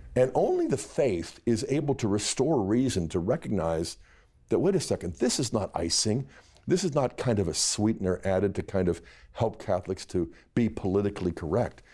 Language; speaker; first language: English; native; English